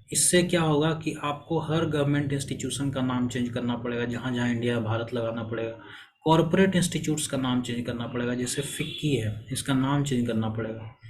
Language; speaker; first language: Hindi; native; Hindi